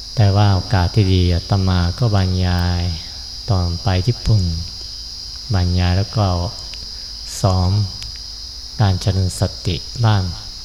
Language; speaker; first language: Thai; non-native, fluent; Japanese